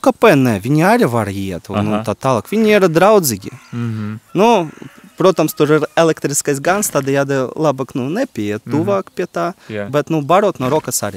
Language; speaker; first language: Latvian; non-native, local second language; Russian